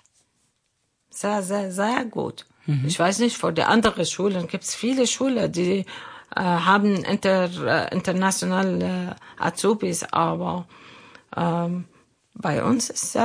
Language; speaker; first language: German; non-native, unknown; Arabic